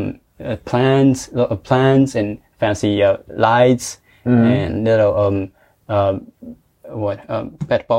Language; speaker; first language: English; non-native, fluent; Japanese